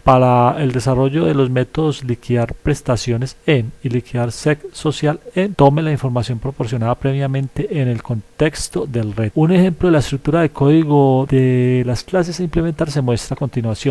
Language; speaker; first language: Spanish; native; Spanish